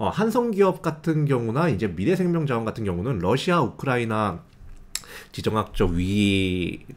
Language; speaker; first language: Korean; native; Korean